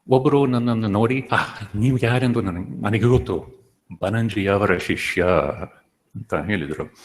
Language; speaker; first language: Kannada; non-native, fluent; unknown